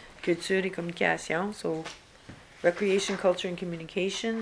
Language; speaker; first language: English; native; English